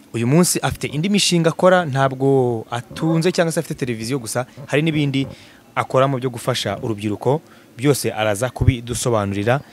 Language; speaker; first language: Kinyarwanda; native; Kinyarwanda